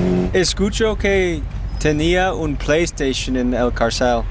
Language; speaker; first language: Spanish; non-native, learner; English